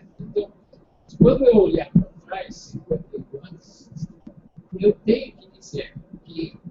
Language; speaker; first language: Portuguese; non-native, fluent; English